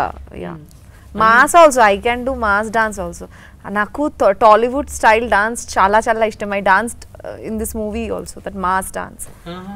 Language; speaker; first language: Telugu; non-native, learner; Bangla